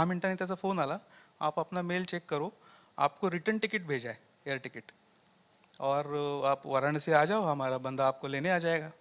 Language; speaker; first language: Hindi; non-native, local second language; Marathi